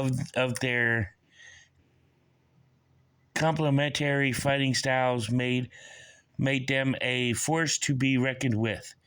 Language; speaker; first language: English; native; English